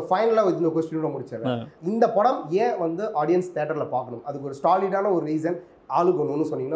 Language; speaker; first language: Tamil; native; Tamil